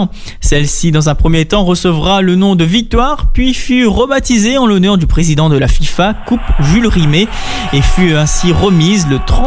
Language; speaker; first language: French; native; French